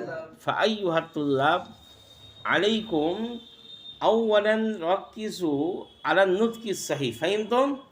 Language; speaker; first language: Arabic; non-native, fluent; Bangla